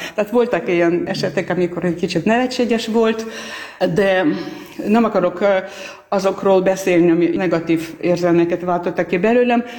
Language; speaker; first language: Hungarian; non-native, fluent; Armenian